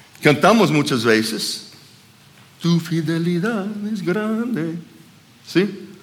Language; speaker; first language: Spanish; non-native, fluent; English